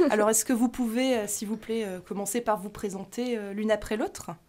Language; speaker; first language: French; native; French